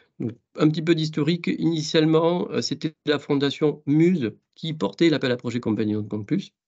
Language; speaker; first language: French; native; French